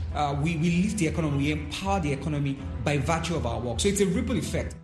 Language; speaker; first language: English; non-native, local second language; Yoruba